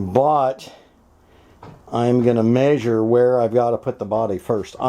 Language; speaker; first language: English; native; English